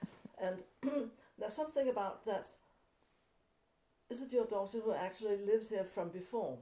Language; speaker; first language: English; non-native, fluent; Danish